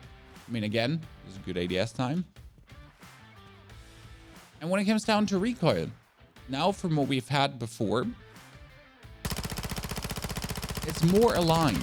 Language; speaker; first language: English; non-native, fluent; German